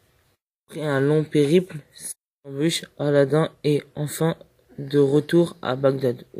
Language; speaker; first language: French; native; French